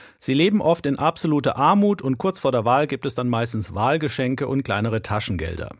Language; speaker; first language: German; native; German